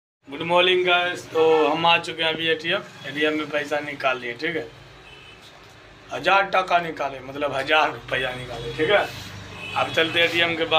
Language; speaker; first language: Hindi; non-native, local second language; Bangla